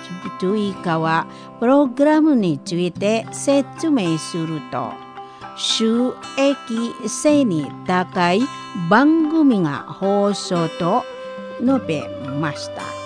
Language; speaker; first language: Japanese; non-native, fluent; Indonesian